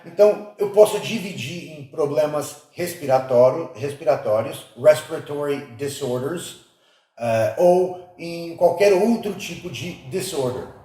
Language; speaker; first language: Portuguese; non-native, fluent; English